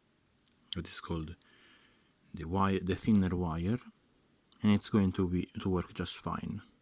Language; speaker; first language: English; non-native, fluent; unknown